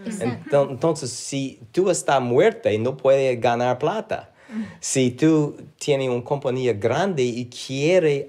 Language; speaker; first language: Spanish; non-native, learner; English